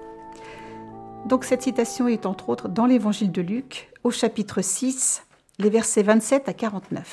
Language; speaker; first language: French; native; French